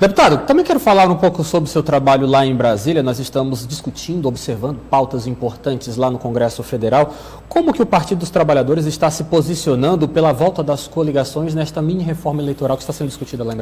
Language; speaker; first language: Portuguese; native; Portuguese